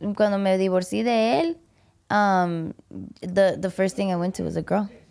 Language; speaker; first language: English; early bilingual, other home language; Spanish